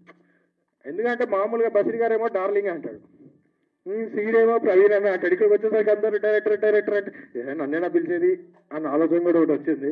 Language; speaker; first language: Telugu; native; Telugu